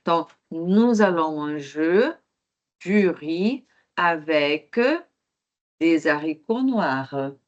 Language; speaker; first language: French; non-native, fluent; Portuguese